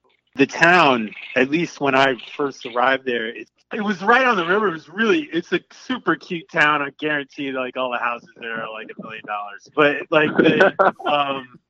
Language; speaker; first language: English; native; English